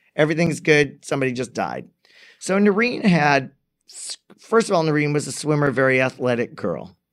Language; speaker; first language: English; native; English